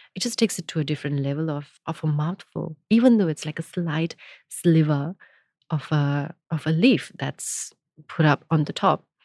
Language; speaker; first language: English; non-native, local second language; Gujarati